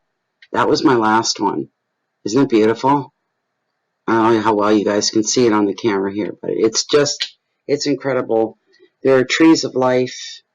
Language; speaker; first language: English; native; English